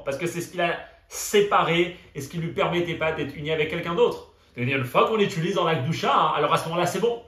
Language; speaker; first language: French; native; French